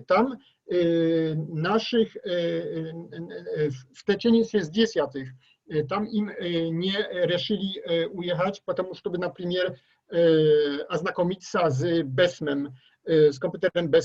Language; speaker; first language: Russian; non-native, learner; Polish